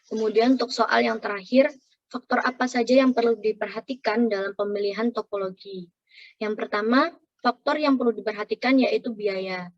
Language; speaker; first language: Indonesian; native; Indonesian